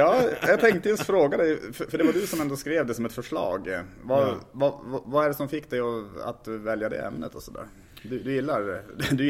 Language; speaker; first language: Swedish; native; Swedish